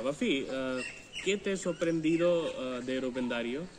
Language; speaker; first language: Spanish; non-native, learner; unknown